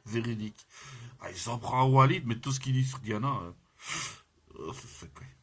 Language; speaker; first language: French; native; French